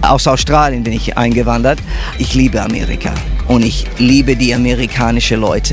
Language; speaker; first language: German; early bilingual, heritage; English